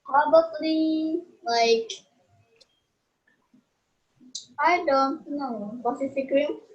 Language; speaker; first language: English; non-native, learner; Indonesian